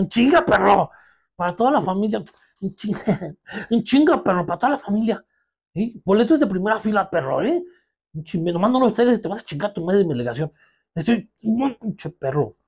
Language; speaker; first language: Spanish; native; Spanish